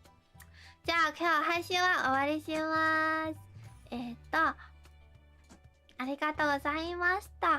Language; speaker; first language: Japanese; non-native, learner; English